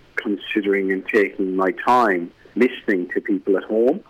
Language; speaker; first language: English; native; English